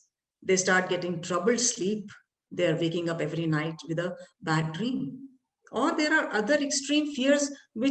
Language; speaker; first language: English; non-native, local second language; Malayalam